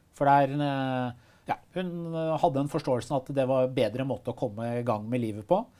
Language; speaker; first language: Norwegian; early bilingual, other home language; Persian